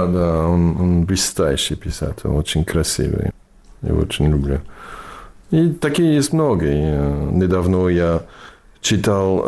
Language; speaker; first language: Russian; non-native, fluent; English